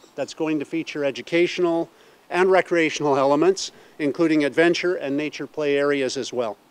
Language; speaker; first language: English; native; English